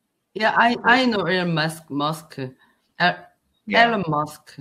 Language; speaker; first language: English; non-native, learner; Korean